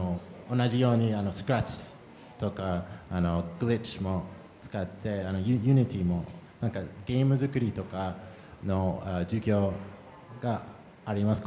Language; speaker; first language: Japanese; non-native, fluent; English